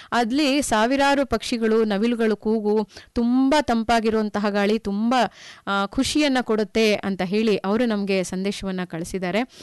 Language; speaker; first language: Kannada; native; Kannada